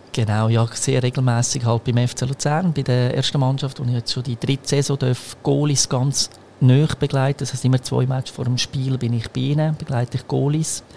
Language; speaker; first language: German; early bilingual, other home language; Croatian